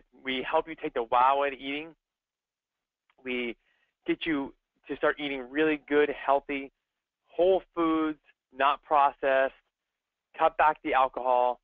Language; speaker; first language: English; native; English